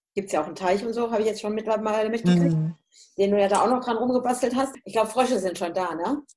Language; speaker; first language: German; native; German